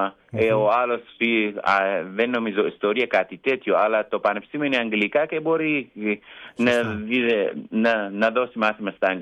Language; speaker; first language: Greek; non-native, learner; Kurdish